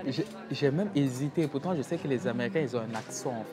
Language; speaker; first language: French; native; French